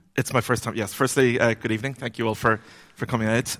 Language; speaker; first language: English; native; English